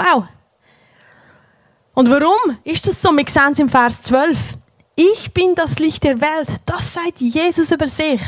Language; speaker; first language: German; native; German